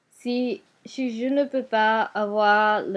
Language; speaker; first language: French; non-native, learner; Japanese